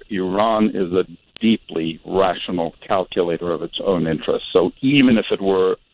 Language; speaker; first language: English; non-native, fluent; Arabic